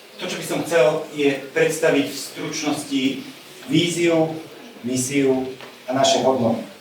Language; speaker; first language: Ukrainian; non-native, learner; Slovak